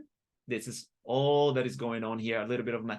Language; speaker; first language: English; non-native, fluent; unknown